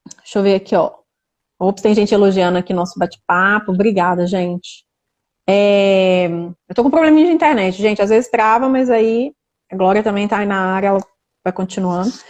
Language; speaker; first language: Portuguese; native; Portuguese